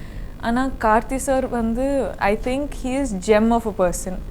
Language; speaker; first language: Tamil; non-native, learner; Kodava